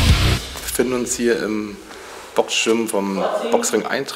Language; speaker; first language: German; native; German